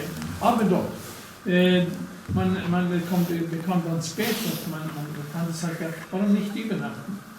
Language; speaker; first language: German; non-native, learner; Norwegian